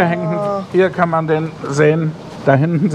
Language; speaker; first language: German; native; German